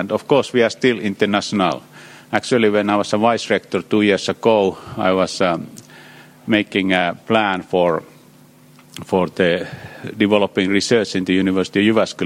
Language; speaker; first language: English; non-native, fluent; Finnish